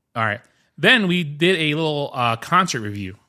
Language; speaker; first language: English; early bilingual, other home language; Spanish